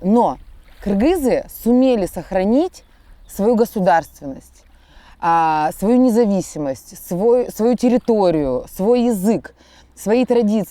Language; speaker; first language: Russian; native; Russian